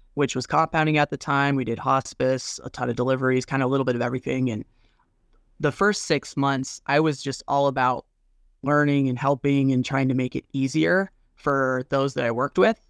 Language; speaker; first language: English; native; English